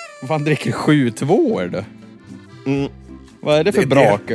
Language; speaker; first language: Swedish; native; Swedish